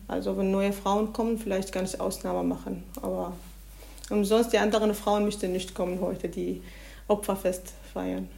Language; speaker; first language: German; non-native, learner; Arabic